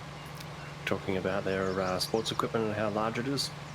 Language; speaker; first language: English; native; English